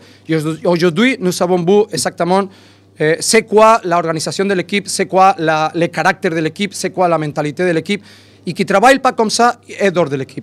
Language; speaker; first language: French; non-native, learner; Spanish